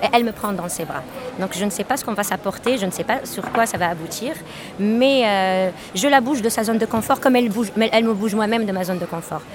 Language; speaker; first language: French; non-native, local second language; Arabic